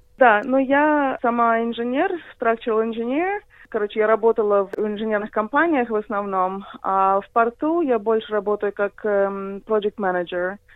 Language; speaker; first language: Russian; early bilingual, heritage; Russian